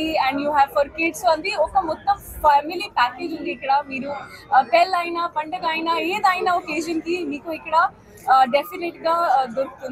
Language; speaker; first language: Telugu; non-native, learner; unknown